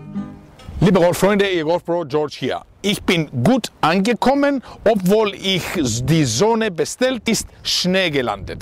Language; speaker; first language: German; non-native, learner; Greek